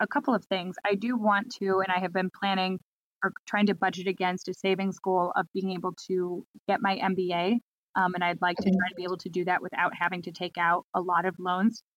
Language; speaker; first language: English; native; English